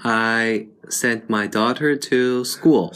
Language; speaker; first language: English; non-native, fluent; Chinese